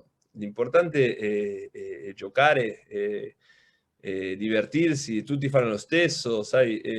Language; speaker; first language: Italian; non-native, local second language; Spanish